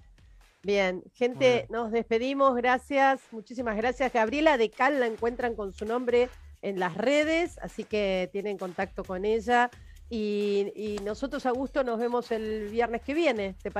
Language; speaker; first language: Spanish; native; Spanish